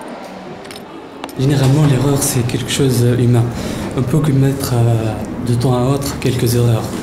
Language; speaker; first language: French; non-native, local second language; Arabic